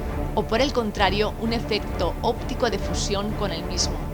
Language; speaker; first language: Spanish; native; Spanish